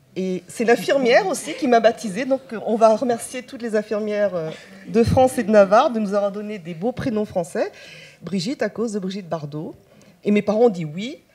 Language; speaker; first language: French; non-native, local second language; Chinese